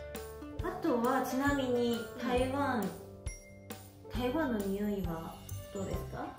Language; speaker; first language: Japanese; non-native, local second language; Chinese